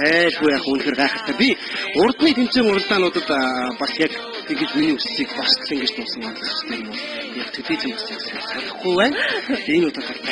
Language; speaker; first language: Mongolian; native; Mongolian